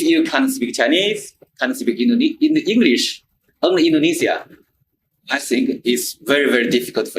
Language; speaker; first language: English; non-native, learner; Chinese